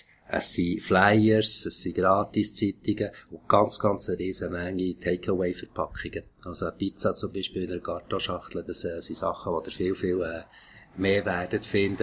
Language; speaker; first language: German; native; German